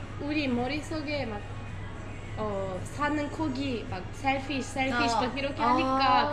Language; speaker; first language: Korean; non-native, fluent; Turkish